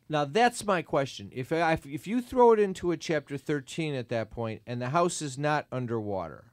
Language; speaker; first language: English; native; English